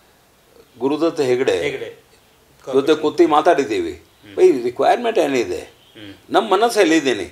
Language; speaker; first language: Kannada; non-native, learner; Hindi